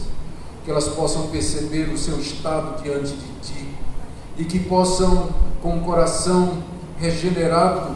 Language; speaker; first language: Portuguese; native; Portuguese